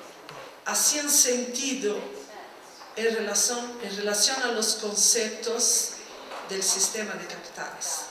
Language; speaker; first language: Spanish; non-native, fluent; Portuguese